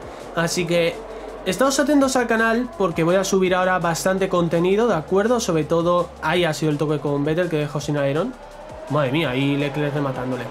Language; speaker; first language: Spanish; native; Spanish